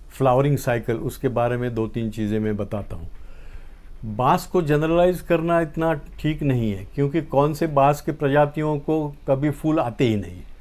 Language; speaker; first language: Hindi; non-native, local second language; Marathi